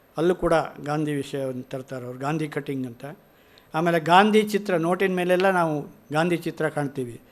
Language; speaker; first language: Kannada; native; Kannada